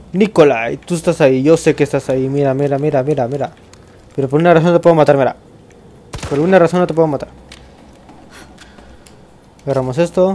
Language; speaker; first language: Spanish; native; Spanish